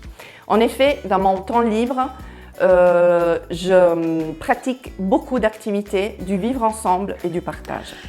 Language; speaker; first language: French; non-native, fluent; Italian